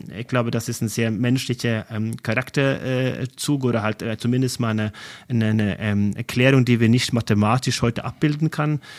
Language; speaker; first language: German; non-native, fluent; Norwegian